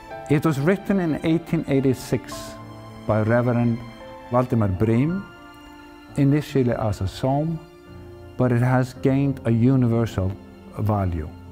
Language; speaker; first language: English; non-native, fluent; Icelandic